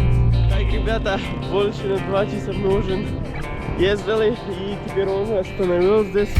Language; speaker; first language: Russian; non-native, learner; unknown